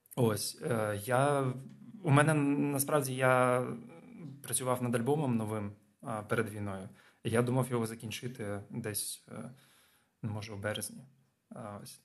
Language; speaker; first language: Ukrainian; non-native, local second language; Russian